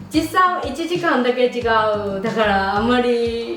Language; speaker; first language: Japanese; non-native, fluent; Chinese